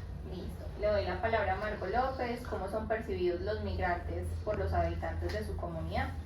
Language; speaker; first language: Spanish; native; Spanish